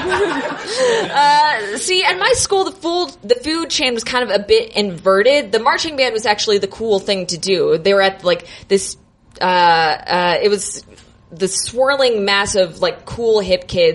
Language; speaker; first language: English; native; English